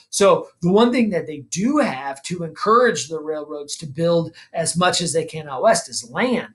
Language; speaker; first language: English; native; English